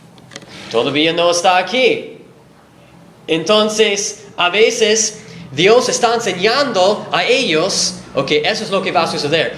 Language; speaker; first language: Spanish; non-native, fluent; English